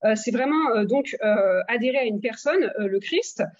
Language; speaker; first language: French; native; French